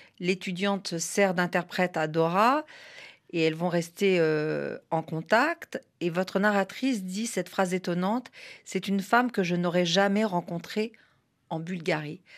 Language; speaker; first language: French; native; French